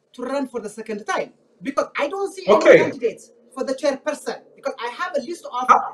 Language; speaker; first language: English; non-native, fluent; Amharic